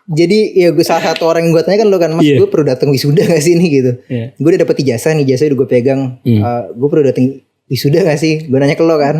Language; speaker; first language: Indonesian; native; Indonesian